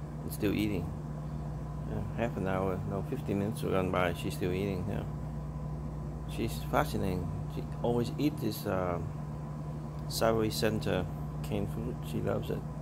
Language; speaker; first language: English; non-native, fluent; Vietnamese